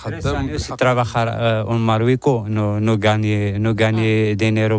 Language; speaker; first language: Spanish; non-native, learner; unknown